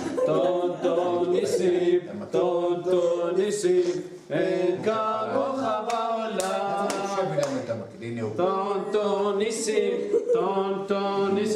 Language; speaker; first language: Hebrew; native; Hebrew